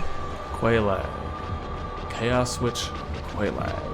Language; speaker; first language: English; native; English